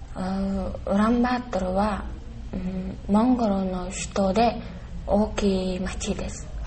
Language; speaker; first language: Japanese; non-native, learner; Mongolian